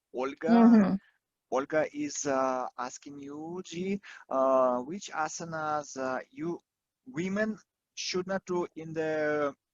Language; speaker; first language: English; non-native, fluent; Russian